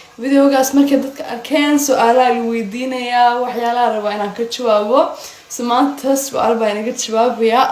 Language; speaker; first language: Somali; early bilingual, heritage; Somali